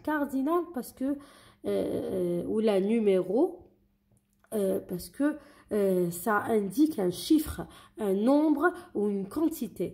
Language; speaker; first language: French; non-native, local second language; Arabic